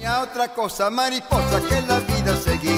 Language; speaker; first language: Spanish; native; Spanish